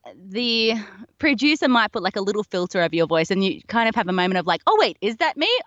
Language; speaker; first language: English; native; English